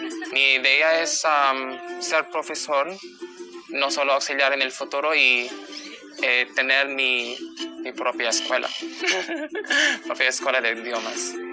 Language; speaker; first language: Spanish; non-native, fluent; Filipino